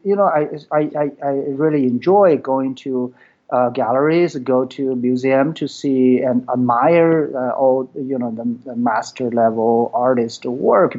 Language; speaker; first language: English; non-native, fluent; Chinese